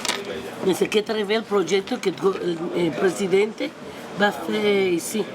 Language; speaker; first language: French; non-native, learner; Spanish